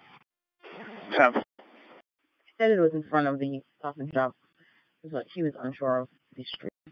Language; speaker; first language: English; native; English